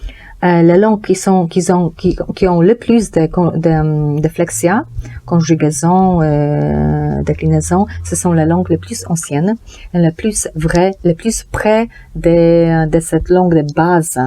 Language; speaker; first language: French; non-native, learner; Polish